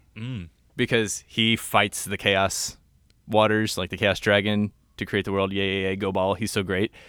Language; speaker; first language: English; native; English